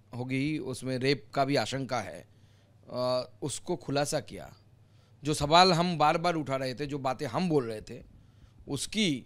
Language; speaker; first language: Hindi; non-native, local second language; Bangla